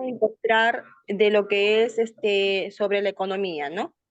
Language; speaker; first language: Spanish; native; Spanish